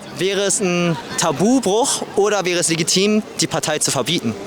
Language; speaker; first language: German; native; German